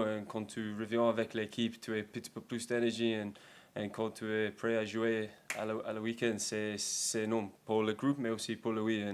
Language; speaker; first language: French; non-native, learner; English